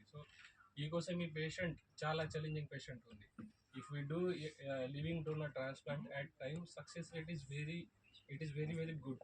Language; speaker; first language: Telugu; non-native, learner; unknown